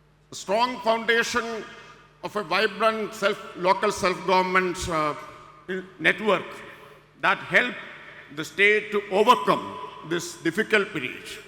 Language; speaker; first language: English; non-native, local second language; Malayalam